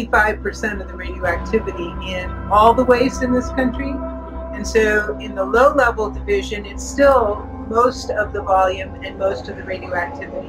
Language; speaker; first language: English; native; English